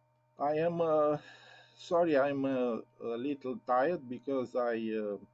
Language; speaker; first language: English; non-native, learner; Romanian